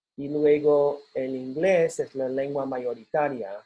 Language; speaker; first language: Spanish; non-native, fluent; English